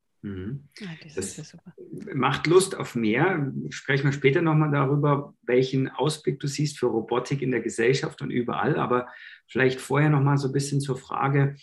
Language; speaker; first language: German; native; German